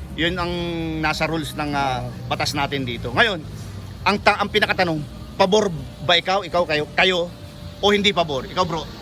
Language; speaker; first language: Filipino; non-native, local second language; Bikol